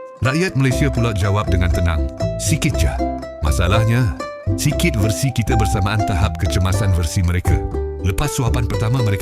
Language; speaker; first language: Malay; native; Malay